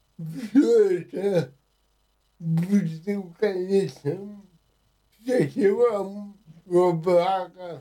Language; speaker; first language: Ukrainian; non-native, local second language; Russian